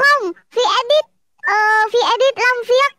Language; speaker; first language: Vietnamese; non-native, learner; Indonesian